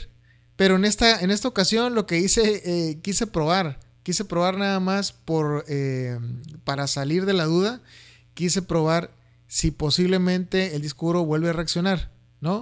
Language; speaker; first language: Spanish; native; Spanish